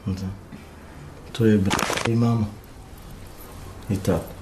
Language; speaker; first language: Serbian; non-native, local second language; Romany